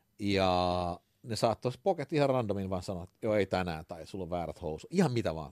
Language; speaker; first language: Finnish; early bilingual, other home language; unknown